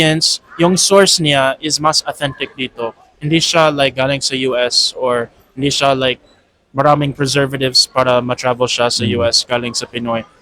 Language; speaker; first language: Filipino; non-native, fluent; English